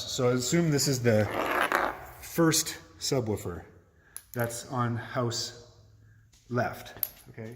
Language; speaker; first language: English; native; English